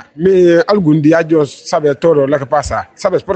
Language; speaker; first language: Spanish; non-native, learner; Wolof